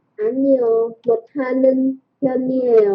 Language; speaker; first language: Korean; non-native, learner; Vietnamese